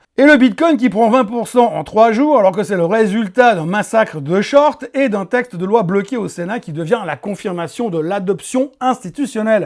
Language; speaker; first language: French; native; French